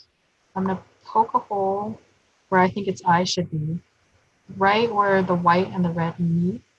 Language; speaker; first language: English; native; English